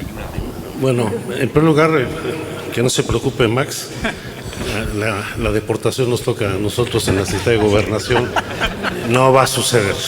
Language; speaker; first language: Spanish; native; Spanish